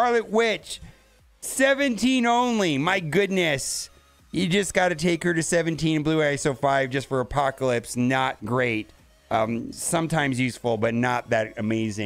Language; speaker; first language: English; native; English